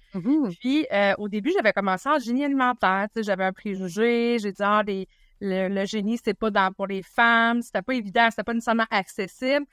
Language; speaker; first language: French; native; French